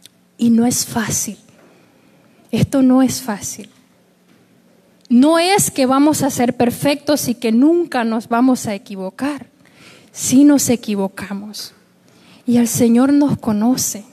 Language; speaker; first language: Spanish; native; Spanish